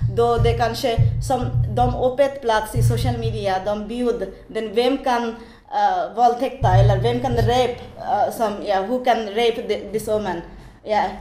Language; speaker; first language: Swedish; non-native, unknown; Bangla